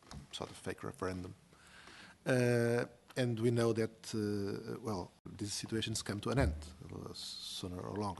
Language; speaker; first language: English; non-native, fluent; Portuguese